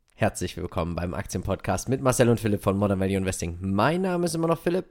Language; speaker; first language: German; native; German